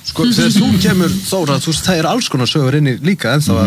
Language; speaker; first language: Icelandic; native; Icelandic